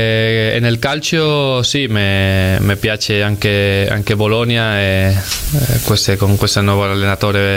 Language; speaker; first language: Italian; non-native, fluent; Spanish